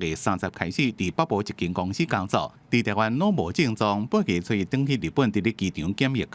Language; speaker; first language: Chinese; native; Chinese